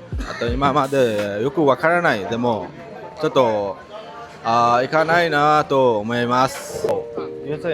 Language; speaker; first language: Japanese; non-native, learner; Nepali